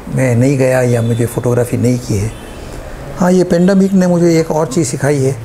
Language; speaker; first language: Hindi; non-native, local second language; Gujarati